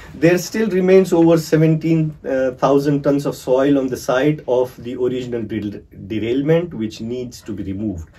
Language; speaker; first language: English; non-native, local second language; Marathi